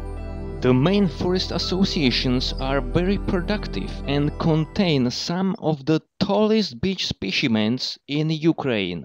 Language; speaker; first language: English; non-native, fluent; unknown